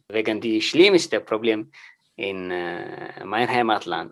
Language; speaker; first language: German; non-native, learner; Tigrinya